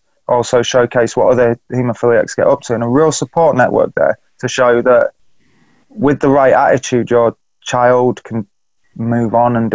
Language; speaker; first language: English; native; English